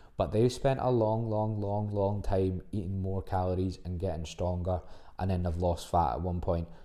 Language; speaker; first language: English; native; English